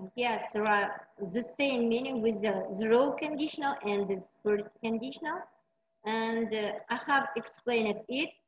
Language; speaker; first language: English; non-native, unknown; Uzbek